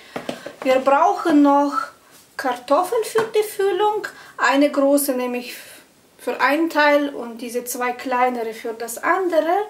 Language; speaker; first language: German; non-native, fluent; Russian